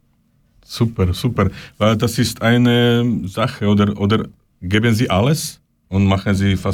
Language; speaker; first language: German; non-native, fluent; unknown